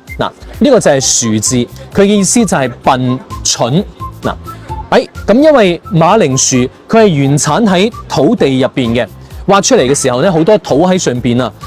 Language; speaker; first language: Cantonese; native; Cantonese